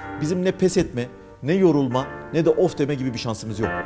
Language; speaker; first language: Turkish; native; Turkish